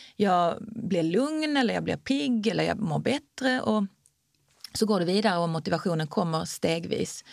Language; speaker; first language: Swedish; native; Swedish